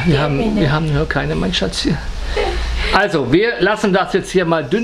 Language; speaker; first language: German; native; German